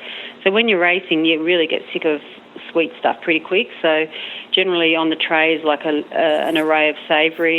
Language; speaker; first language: English; native; English